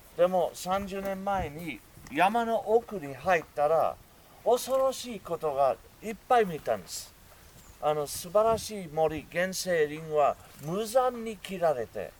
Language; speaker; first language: Japanese; non-native, fluent; English